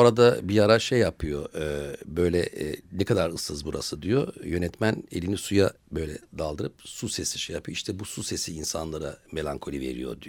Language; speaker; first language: Turkish; native; Turkish